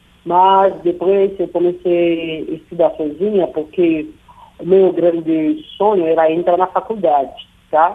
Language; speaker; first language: Portuguese; non-native, fluent; Haitian Creole